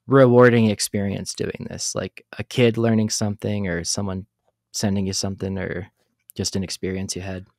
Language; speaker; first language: English; native; English